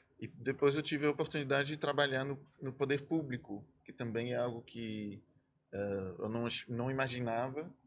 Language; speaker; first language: Portuguese; non-native, fluent; French